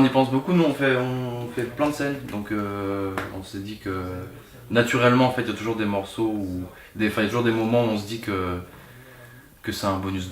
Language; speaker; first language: French; native; French